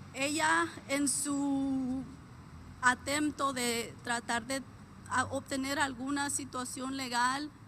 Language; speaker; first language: Spanish; early bilingual, heritage; Spanish